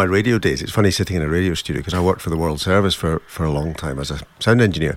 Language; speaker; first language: English; native; English